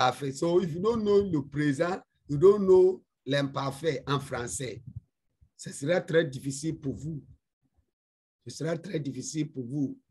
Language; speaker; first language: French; non-native, fluent; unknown